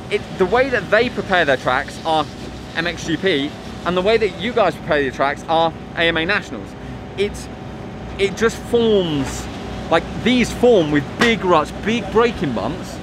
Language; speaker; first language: English; native; English